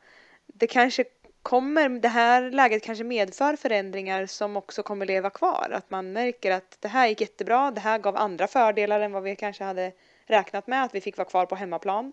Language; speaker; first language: Swedish; native; Swedish